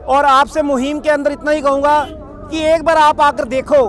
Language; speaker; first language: Hindi; non-native, local second language; Punjabi